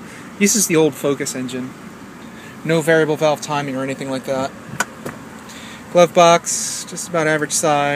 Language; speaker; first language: English; native; English